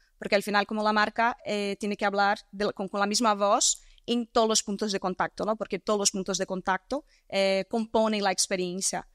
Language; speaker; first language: Spanish; non-native, fluent; Portuguese